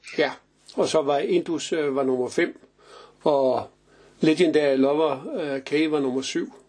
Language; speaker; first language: Danish; native; Danish